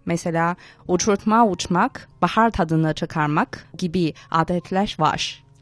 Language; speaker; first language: Turkish; non-native, fluent; Chinese